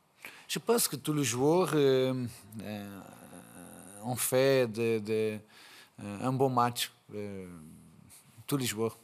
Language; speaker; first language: French; non-native, fluent; Portuguese